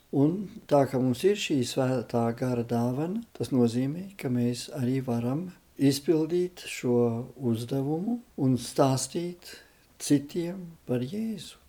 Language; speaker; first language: Latvian; early bilingual, heritage; Latvian